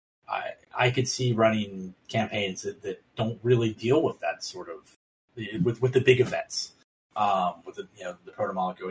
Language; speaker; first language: English; native; English